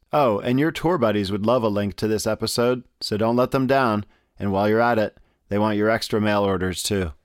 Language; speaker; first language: English; native; English